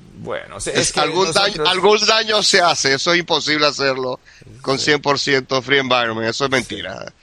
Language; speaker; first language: Spanish; native; Spanish